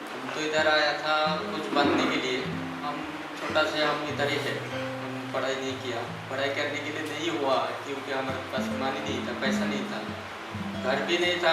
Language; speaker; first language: Hindi; non-native, local second language; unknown